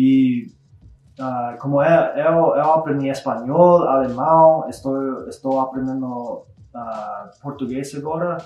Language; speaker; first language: Portuguese; non-native, learner; English